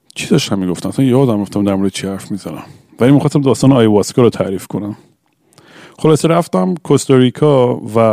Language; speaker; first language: Persian; early bilingual, heritage; English